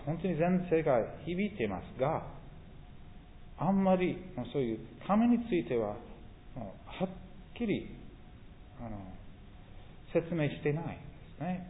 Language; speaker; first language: Japanese; non-native, fluent; English